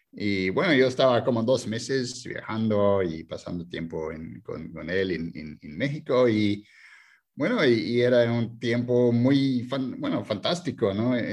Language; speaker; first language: Spanish; non-native, fluent; English